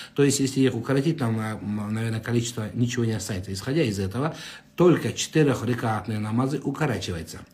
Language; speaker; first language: Russian; non-native, local second language; Kazakh